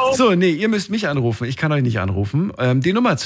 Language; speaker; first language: German; native; German